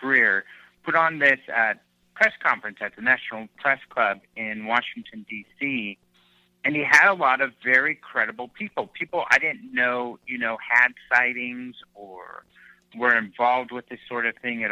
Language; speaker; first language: English; native; English